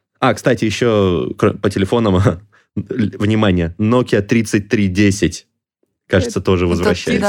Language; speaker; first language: Russian; native; Russian